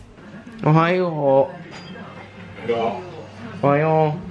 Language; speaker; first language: Japanese; non-native, learner; English